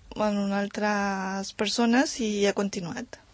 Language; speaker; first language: Catalan; non-native, learner; Spanish